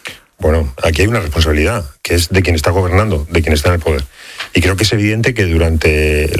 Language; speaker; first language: Spanish; native; Spanish